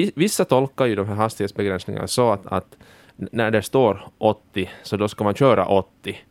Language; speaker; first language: Swedish; native; Swedish